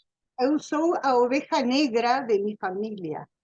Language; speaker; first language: Portuguese; non-native, learner; Spanish